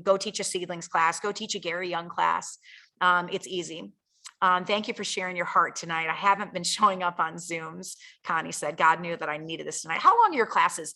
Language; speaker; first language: English; native; English